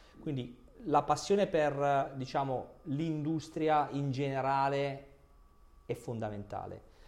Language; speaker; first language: Italian; native; Italian